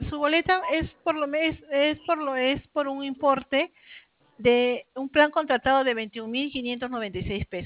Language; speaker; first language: Spanish; native; Spanish